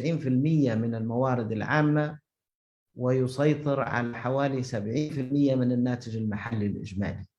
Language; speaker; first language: Arabic; native; Arabic